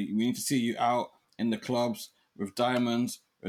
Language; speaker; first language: English; native; English